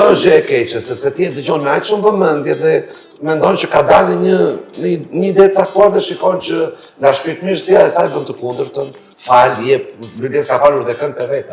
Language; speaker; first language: Albanian; native; Albanian